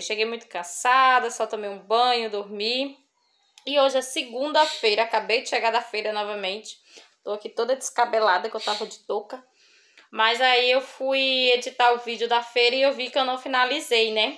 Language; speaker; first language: Portuguese; native; Portuguese